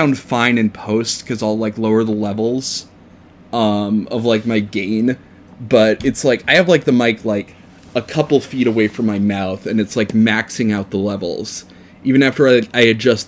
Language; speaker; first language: English; native; English